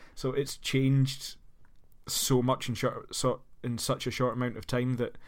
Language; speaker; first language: English; native; English